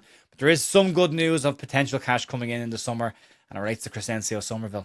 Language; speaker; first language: English; native; English